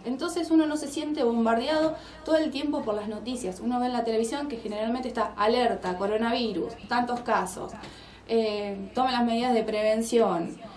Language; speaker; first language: Spanish; native; Spanish